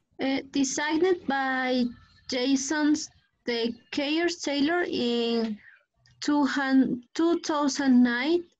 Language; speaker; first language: English; non-native, learner; Spanish